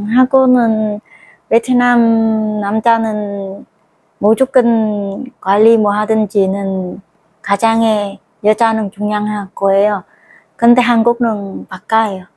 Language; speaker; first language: Korean; non-native, learner; Vietnamese